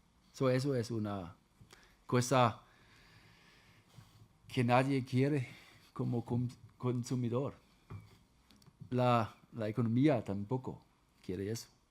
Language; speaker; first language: Spanish; non-native, fluent; German